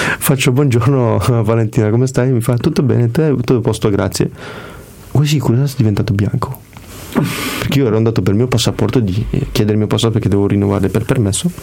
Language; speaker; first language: Italian; early bilingual, other home language; Kurdish